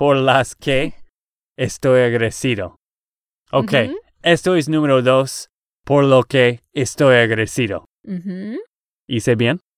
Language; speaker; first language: Spanish; non-native, fluent; English